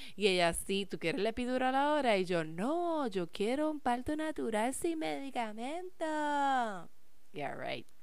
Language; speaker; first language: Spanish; early bilingual, heritage; Spanish